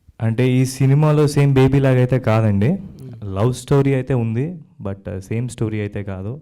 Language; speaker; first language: Telugu; native; Telugu